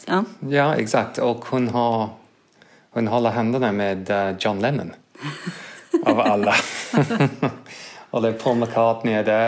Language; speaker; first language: Swedish; non-native, fluent; English